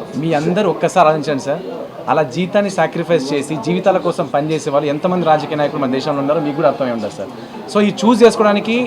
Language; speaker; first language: Telugu; native; Telugu